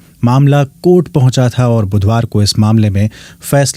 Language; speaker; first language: Hindi; native; Hindi